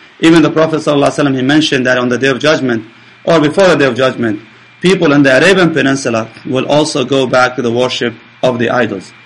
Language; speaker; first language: English; non-native, fluent; Arabic